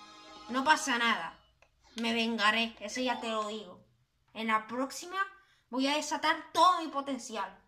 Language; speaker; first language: Spanish; native; Spanish